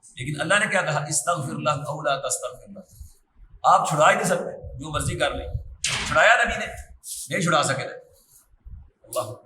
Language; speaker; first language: Urdu; non-native, local second language; Punjabi